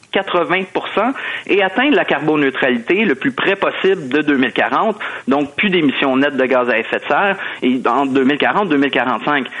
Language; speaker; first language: French; native; French